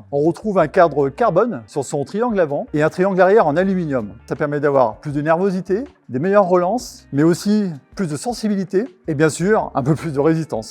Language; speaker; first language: French; native; French